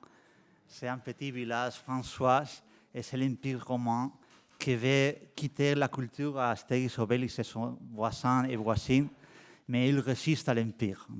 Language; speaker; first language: French; non-native, learner; Spanish